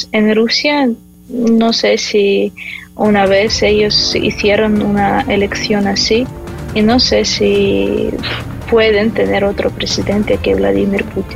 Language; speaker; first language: Spanish; non-native, fluent; Ukrainian